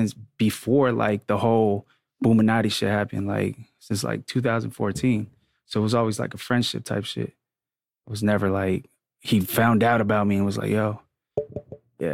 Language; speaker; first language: English; native; English